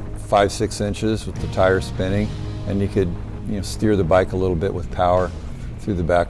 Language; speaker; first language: English; native; English